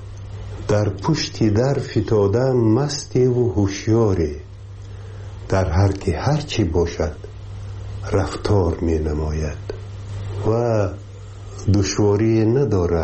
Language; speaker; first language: Persian; native; Persian